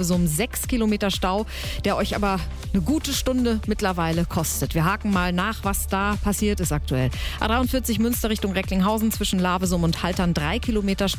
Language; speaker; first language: German; native; German